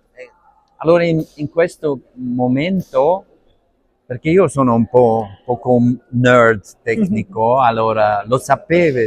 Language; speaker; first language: Italian; non-native, learner; Arabic